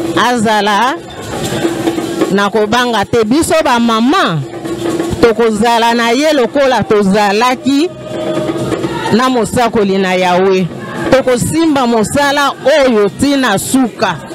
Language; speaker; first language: Lingala; native; Lingala